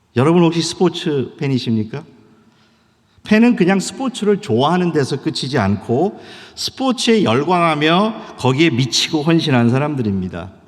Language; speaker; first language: Korean; early bilingual, heritage; Korean